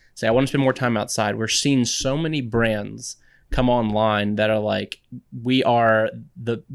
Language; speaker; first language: English; native; English